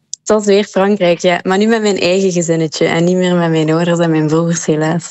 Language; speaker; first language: Dutch; native; Dutch